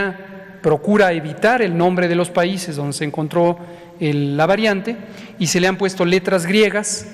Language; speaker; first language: Spanish; native; Spanish